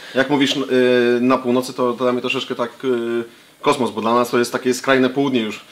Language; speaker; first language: Polish; native; Polish